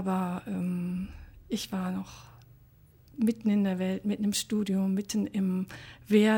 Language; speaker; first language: German; native; German